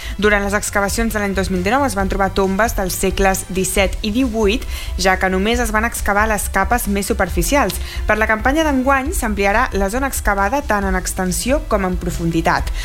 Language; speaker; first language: Catalan; native; Catalan